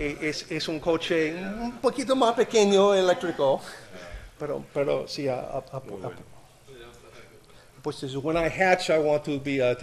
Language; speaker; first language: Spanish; non-native, learner; English